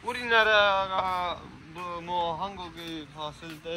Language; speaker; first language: Korean; non-native, learner; Urdu